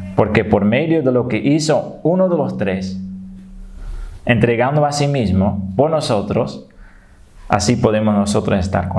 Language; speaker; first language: Spanish; non-native, fluent; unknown